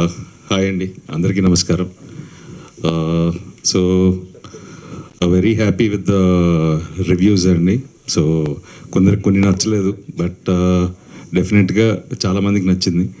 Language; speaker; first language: Telugu; native; Telugu